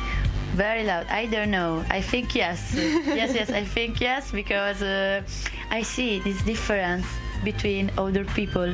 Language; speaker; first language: English; non-native, fluent; Italian